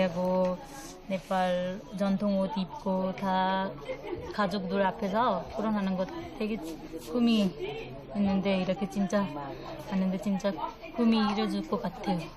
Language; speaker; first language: Korean; non-native, learner; Nepali